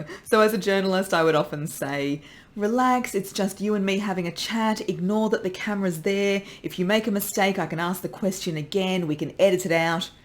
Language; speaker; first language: English; native; English